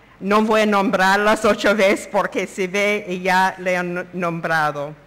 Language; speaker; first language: Spanish; non-native, fluent; English